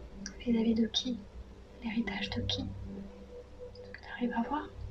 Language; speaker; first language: French; native; French